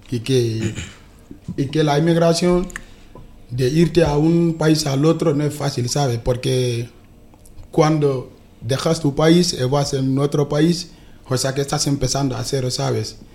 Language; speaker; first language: Spanish; non-native, fluent; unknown